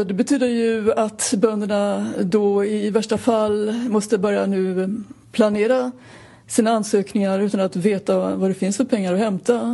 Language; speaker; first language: Swedish; native; Swedish